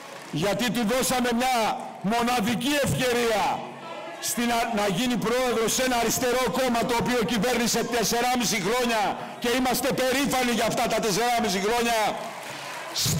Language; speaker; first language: Greek; native; Greek